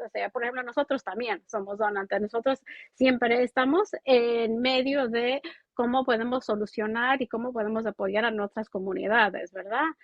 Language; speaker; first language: Spanish; early bilingual, heritage; Spanish